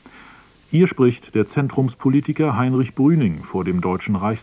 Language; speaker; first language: German; native; German